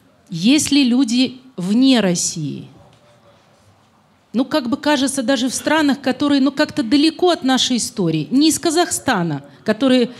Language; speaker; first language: Russian; native; Russian